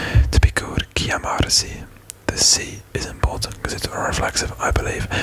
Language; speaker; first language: English; native; English